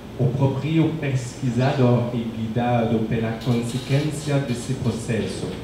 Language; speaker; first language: Portuguese; non-native, learner; French